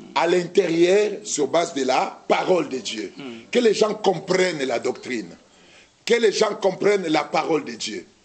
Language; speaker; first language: French; non-native, local second language; Lingala